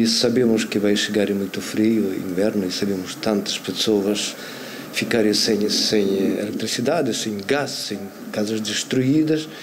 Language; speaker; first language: Portuguese; non-native, fluent; Ukrainian